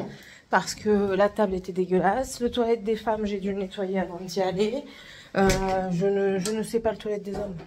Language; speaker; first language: French; native; French